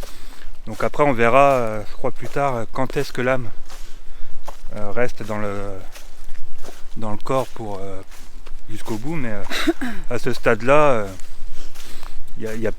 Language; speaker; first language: French; native; French